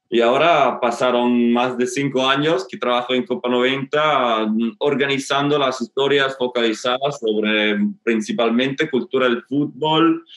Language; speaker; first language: Spanish; non-native, fluent; English